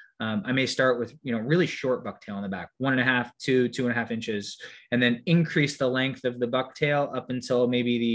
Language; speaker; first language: English; native; English